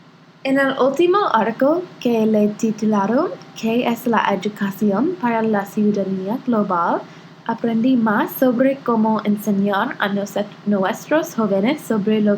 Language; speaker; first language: Spanish; non-native, learner; English